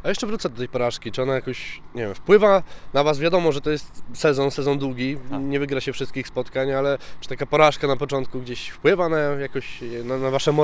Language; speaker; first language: Polish; native; Polish